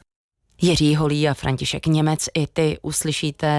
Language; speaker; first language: Czech; native; Czech